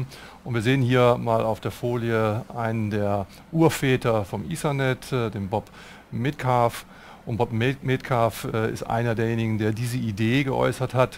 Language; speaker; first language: German; native; German